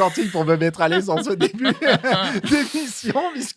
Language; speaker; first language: French; native; French